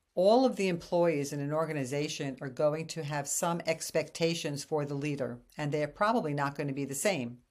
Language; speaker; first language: English; native; English